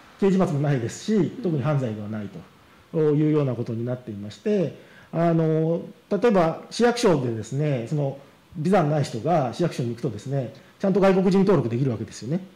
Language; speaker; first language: Japanese; native; Japanese